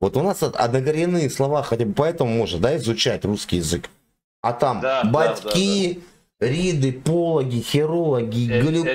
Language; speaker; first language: Russian; native; Russian